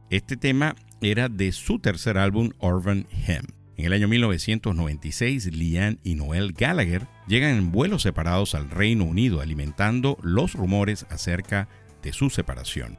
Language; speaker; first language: Spanish; native; Spanish